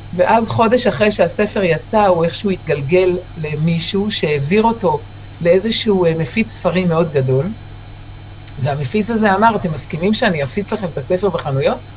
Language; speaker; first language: Hebrew; native; Hebrew